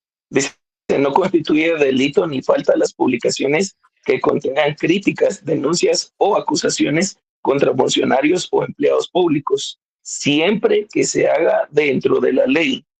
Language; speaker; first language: Spanish; native; Spanish